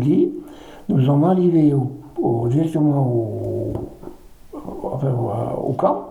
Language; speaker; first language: French; native; French